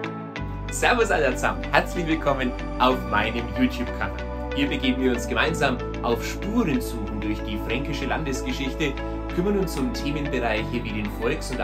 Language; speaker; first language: German; native; German